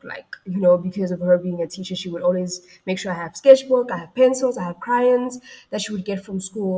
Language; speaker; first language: English; non-native, local second language; Tswana